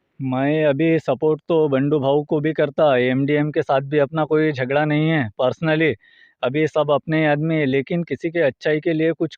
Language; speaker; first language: Hindi; non-native, local second language; Marathi